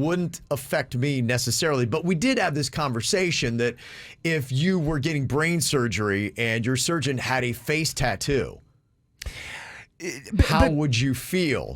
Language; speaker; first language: English; native; English